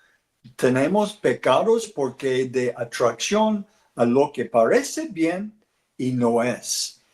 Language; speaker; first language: Spanish; non-native, learner; English